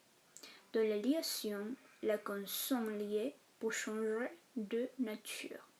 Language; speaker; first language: French; non-native, fluent; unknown